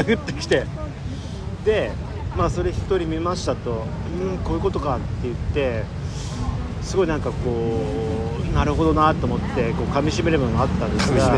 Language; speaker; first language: Japanese; native; Japanese